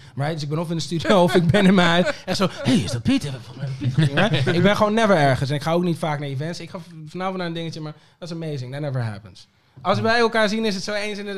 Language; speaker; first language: Dutch; early bilingual, other home language; Papiamento